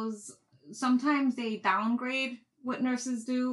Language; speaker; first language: English; native; English